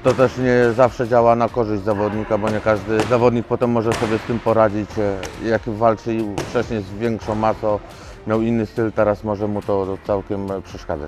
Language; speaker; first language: Polish; native; Polish